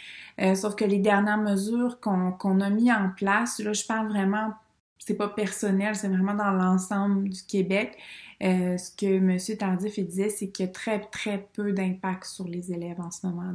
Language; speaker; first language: French; native; French